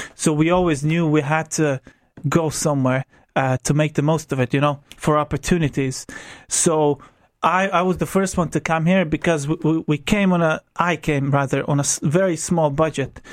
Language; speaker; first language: English; non-native, fluent; Croatian